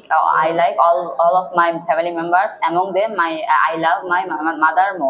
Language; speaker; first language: English; non-native, learner; Bangla